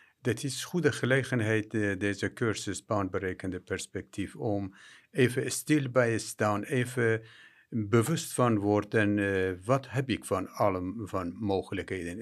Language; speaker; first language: Dutch; non-native, fluent; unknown